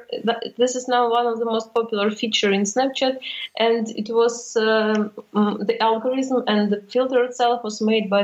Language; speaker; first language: English; non-native, fluent; Ukrainian